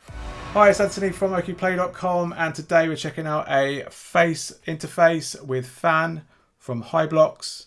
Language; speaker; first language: English; native; English